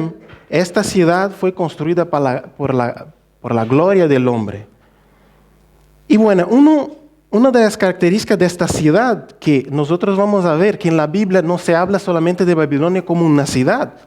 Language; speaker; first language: Spanish; non-native, fluent; Portuguese